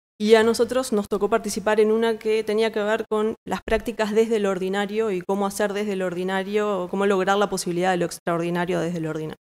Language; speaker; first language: Spanish; native; Spanish